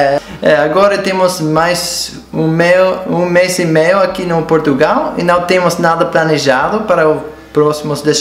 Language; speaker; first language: Portuguese; non-native, fluent; English